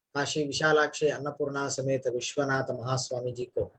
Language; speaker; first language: Hindi; non-native, local second language; Kannada